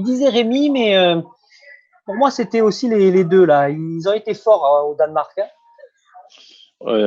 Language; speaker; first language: French; native; French